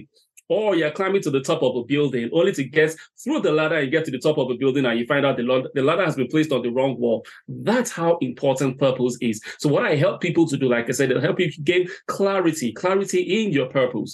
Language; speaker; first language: English; non-native, local second language; Yoruba